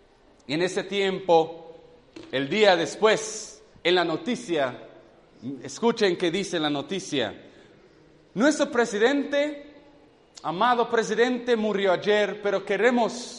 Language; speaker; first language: Spanish; non-native, fluent; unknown